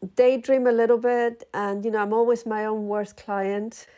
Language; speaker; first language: English; early bilingual, other home language; Spanish